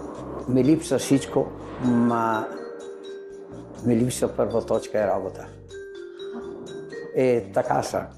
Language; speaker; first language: Bulgarian; non-native, learner; Italian